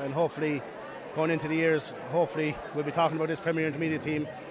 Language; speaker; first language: English; native; English